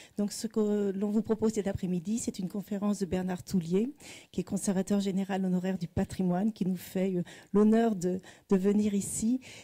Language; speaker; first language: French; native; French